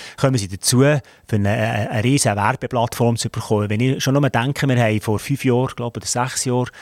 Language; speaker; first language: German; native; German